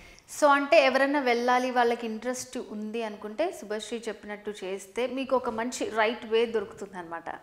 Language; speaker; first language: Telugu; native; Telugu